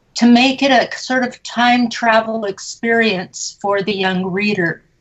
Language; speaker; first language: English; early bilingual, other home language; Spanish